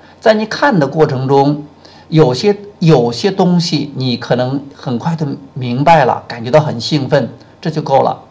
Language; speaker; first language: Chinese; native; Chinese